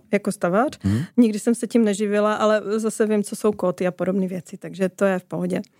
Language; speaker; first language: Czech; native; Czech